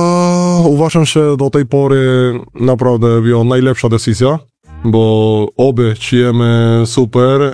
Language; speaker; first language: Polish; non-native, learner; Spanish